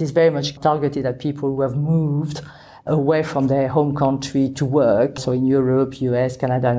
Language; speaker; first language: English; non-native, fluent; French